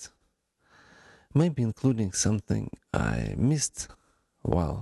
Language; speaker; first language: English; non-native, fluent; Ukrainian